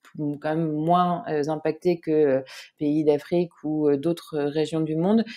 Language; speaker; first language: French; native; French